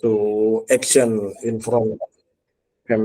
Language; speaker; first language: English; non-native, learner; Indonesian